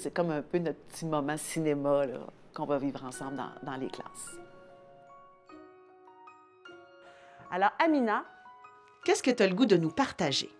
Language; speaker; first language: French; native; French